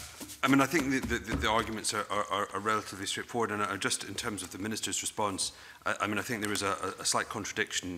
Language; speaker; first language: English; native; English